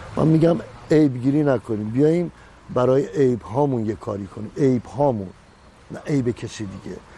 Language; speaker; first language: Persian; native; Persian